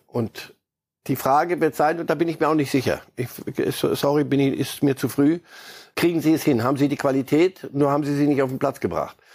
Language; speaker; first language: German; native; German